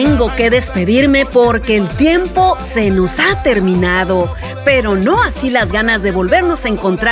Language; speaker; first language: Spanish; native; Spanish